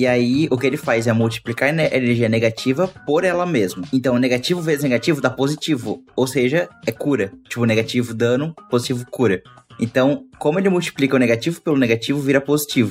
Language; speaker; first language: Portuguese; native; Portuguese